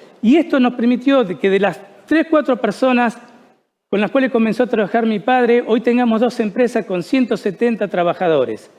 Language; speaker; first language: Spanish; native; Spanish